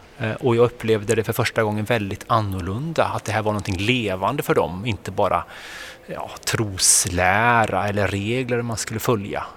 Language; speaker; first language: Swedish; native; Swedish